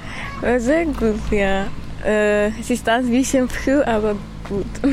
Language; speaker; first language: German; non-native, learner; Armenian